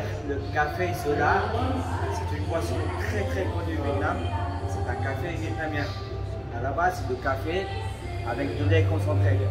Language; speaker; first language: French; early bilingual, other home language; Vietnamese